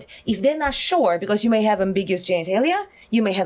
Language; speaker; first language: English; non-native, fluent; Italian